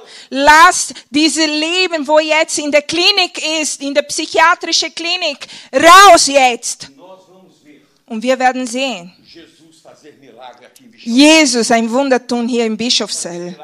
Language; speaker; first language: German; non-native, fluent; Portuguese